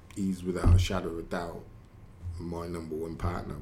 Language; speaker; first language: English; native; English